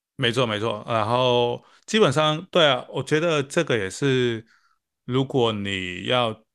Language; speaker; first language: Chinese; non-native, local second language; Cantonese